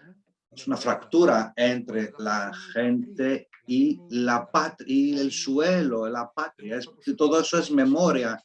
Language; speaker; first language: Spanish; non-native, fluent; Greek